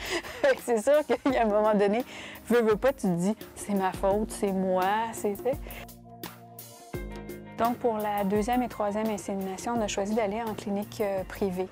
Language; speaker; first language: French; native; French